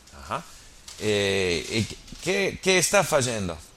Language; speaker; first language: Portuguese; non-native, learner; English